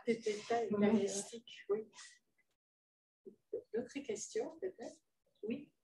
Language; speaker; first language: French; non-native, fluent; Dutch